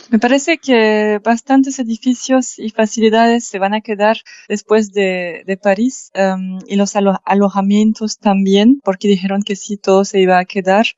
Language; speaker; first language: Spanish; non-native, fluent; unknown